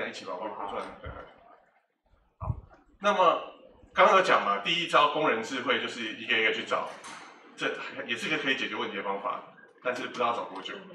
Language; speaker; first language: Chinese; native; Chinese